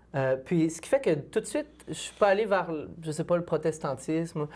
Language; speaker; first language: French; native; French